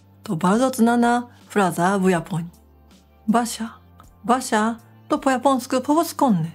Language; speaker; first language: Polish; non-native, fluent; Japanese